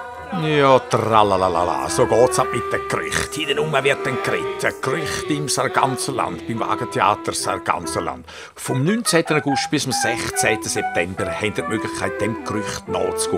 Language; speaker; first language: German; native; German